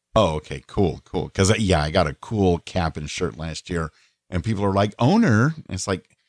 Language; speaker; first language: English; native; English